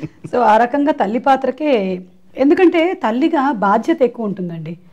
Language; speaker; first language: Telugu; non-native, local second language; Malayalam